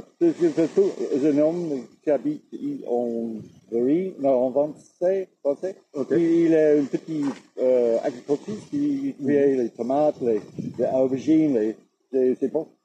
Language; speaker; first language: French; non-native, learner; English